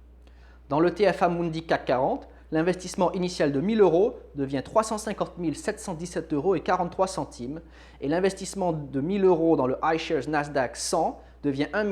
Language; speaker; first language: French; native; French